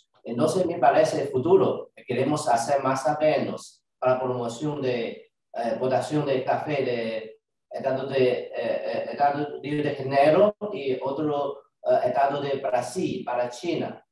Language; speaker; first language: Spanish; non-native, learner; Chinese